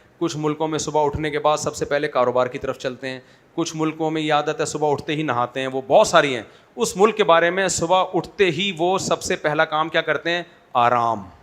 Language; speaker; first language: Urdu; native; Urdu